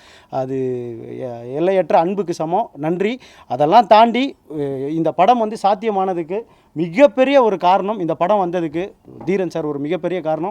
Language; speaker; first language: Tamil; native; Tamil